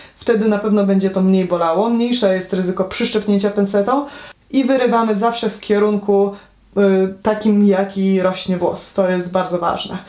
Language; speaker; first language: Polish; native; Polish